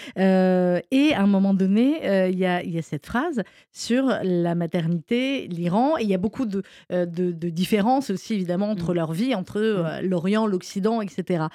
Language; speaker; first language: French; native; French